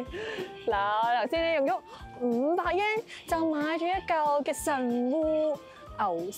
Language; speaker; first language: Cantonese; native; Cantonese